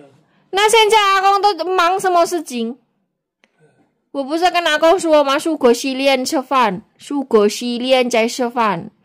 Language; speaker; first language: Chinese; non-native, local second language; Indonesian